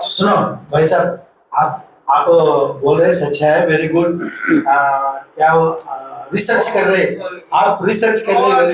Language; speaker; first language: Hindi; non-native, local second language; Telugu